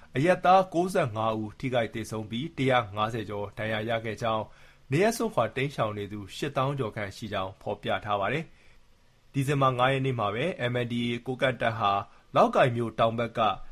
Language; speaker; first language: Burmese; native; Burmese